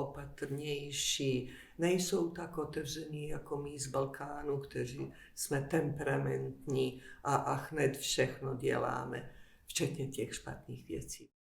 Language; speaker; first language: Czech; non-native, fluent; Bosnian